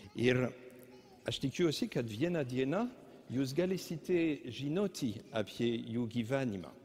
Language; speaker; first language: Lithuanian; non-native, fluent; French